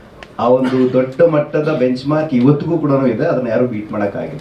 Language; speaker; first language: Kannada; native; Kannada